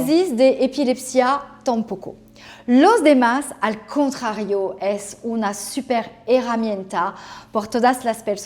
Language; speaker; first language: Spanish; non-native, fluent; French